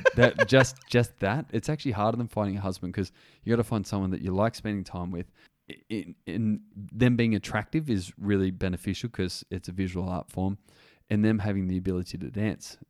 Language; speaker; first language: English; native; English